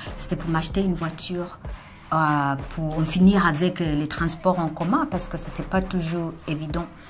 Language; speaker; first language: French; non-native, fluent; Ganda